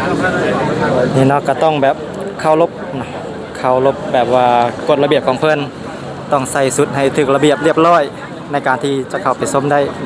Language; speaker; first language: Thai; non-native, local second language; Northeastern Thai